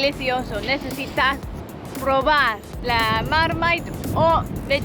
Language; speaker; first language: Spanish; non-native, learner; English